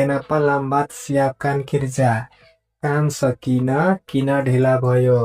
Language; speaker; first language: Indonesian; non-native, fluent; Nepali